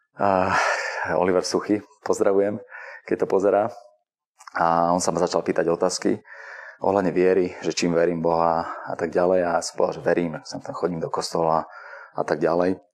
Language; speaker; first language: Slovak; native; Slovak